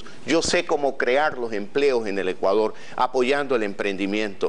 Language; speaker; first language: Spanish; native; Spanish